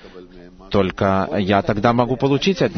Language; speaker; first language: Russian; non-native, fluent; Hebrew